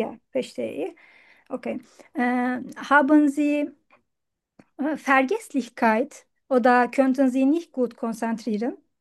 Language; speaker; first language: German; non-native, learner; Turkish